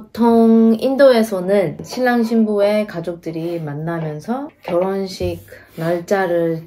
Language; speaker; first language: Korean; non-native, fluent; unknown